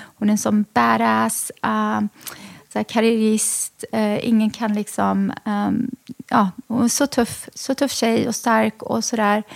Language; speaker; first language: Swedish; early bilingual, other home language; Arabic